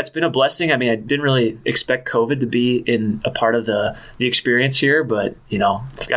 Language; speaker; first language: English; native; English